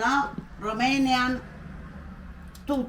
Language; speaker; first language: Italian; non-native, learner; Romanian